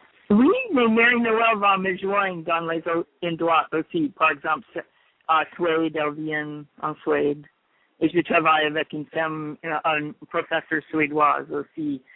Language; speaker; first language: French; non-native, learner; English